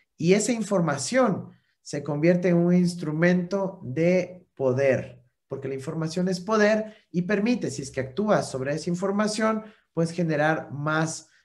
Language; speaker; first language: Spanish; native; Spanish